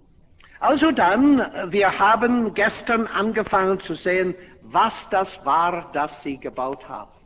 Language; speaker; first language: German; non-native, fluent; English